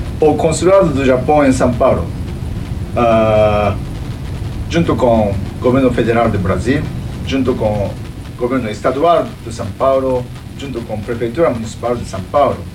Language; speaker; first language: Portuguese; non-native, fluent; Japanese